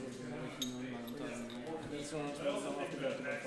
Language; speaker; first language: German; native; German